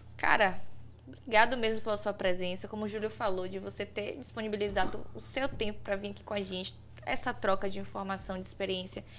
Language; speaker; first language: Portuguese; native; Portuguese